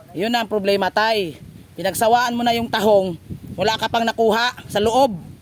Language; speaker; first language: Filipino; non-native, local second language; Cebuano